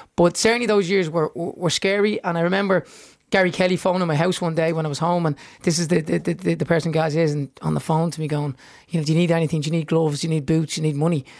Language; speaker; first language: English; native; English